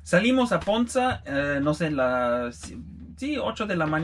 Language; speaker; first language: Spanish; non-native, fluent; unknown